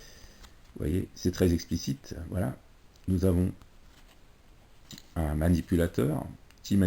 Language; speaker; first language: French; native; French